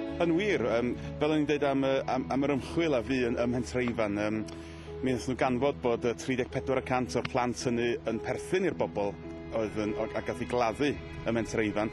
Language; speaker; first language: Welsh; native; Welsh